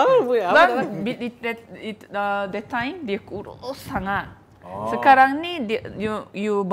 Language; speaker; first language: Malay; non-native, fluent; Korean